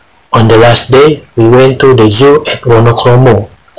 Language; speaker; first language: English; non-native, learner; Indonesian